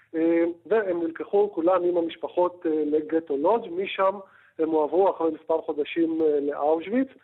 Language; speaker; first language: Hebrew; native; Hebrew